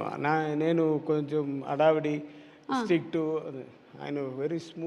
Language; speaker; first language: Telugu; non-native, learner; Tamil